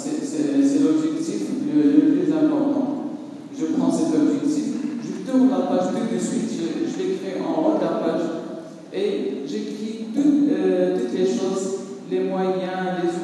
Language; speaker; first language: French; non-native, local second language; Arabic